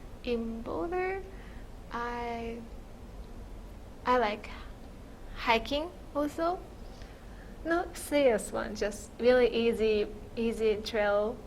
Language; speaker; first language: English; non-native, fluent; Japanese